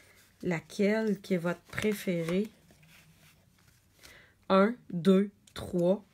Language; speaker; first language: French; native; French